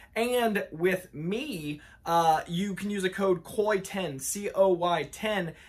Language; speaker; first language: English; native; English